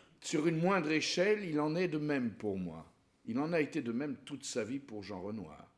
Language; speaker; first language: French; native; French